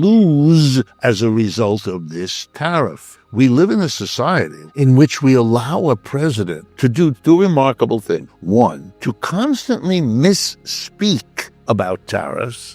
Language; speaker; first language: English; native; English